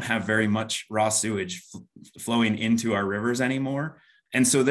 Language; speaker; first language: English; native; English